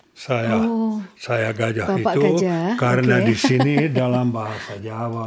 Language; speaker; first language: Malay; non-native, learner; Czech